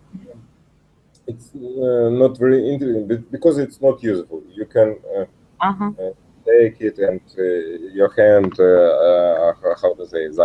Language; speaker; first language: English; non-native, learner; Russian